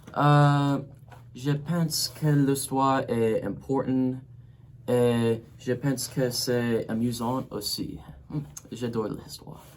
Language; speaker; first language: French; non-native, learner; English